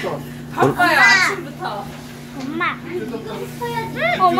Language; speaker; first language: Korean; non-native, learner; Khmer